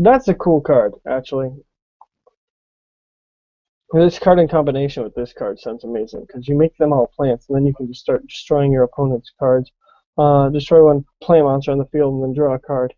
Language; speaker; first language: English; native; English